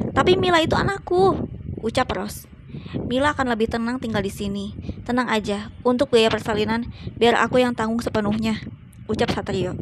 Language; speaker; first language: Indonesian; native; Indonesian